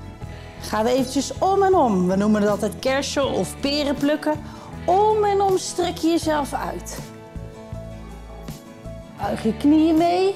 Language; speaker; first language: Dutch; native; Dutch